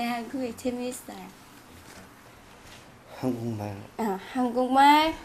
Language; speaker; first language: Korean; non-native, learner; Vietnamese